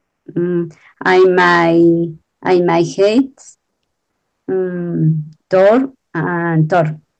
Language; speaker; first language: English; non-native, learner; Spanish